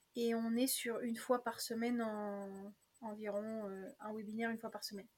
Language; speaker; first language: French; native; French